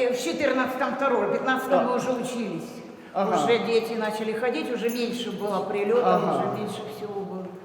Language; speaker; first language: Russian; native; Russian